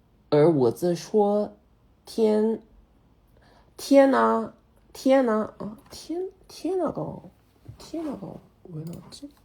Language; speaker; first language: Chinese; non-native, learner; Korean